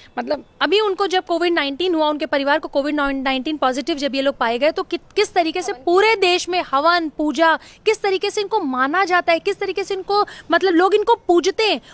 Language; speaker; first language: Hindi; native; Hindi